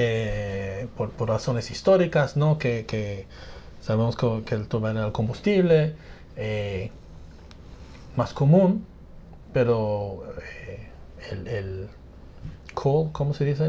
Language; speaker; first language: Spanish; non-native, fluent; English